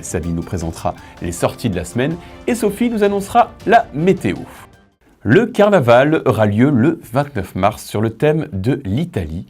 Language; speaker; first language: French; native; French